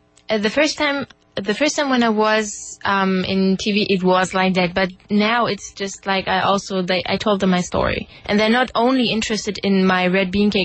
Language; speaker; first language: English; non-native, fluent; German